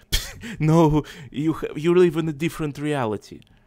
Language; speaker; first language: English; non-native, fluent; Russian